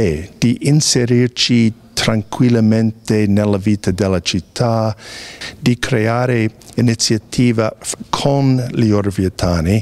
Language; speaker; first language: Italian; non-native, fluent; English